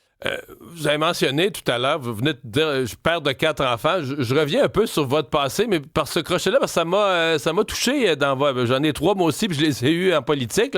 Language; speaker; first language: French; native; French